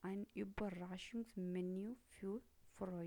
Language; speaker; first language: German; non-native, fluent; Hindi